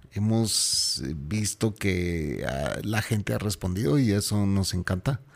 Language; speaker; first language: Spanish; native; Spanish